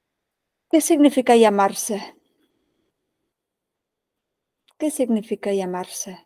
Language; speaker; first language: Spanish; non-native, fluent; Czech